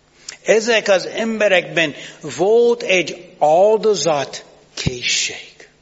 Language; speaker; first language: Hungarian; non-native, fluent; English